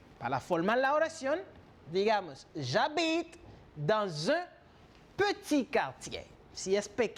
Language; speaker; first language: Spanish; non-native, fluent; French